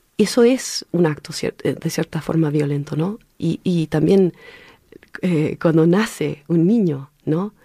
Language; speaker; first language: Spanish; early bilingual, heritage; Spanish